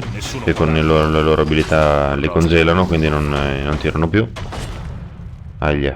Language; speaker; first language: Italian; native; Italian